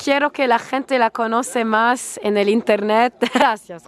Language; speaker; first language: Spanish; non-native, learner; French